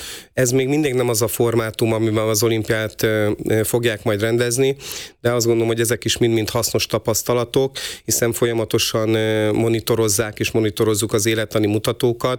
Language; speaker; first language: Hungarian; native; Hungarian